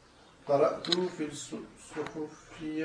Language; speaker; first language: Arabic; non-native, learner; French